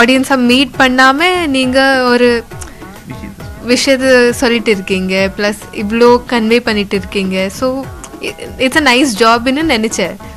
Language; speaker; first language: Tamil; non-native, learner; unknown